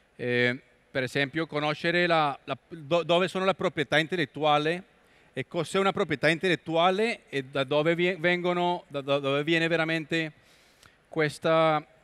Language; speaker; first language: Italian; non-native, learner; Spanish